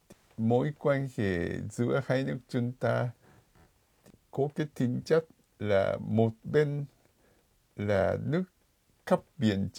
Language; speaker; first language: Vietnamese; non-native, fluent; Japanese